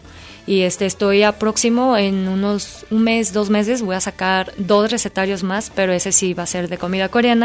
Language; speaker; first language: Spanish; non-native, fluent; Korean